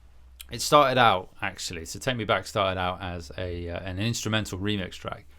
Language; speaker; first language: English; native; English